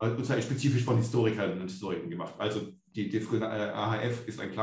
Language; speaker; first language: German; native; German